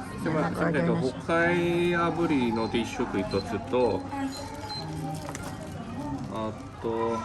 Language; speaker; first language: Japanese; non-native, fluent; Filipino